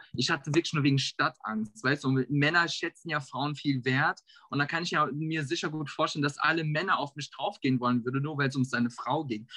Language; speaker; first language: German; early bilingual, other home language; Turkish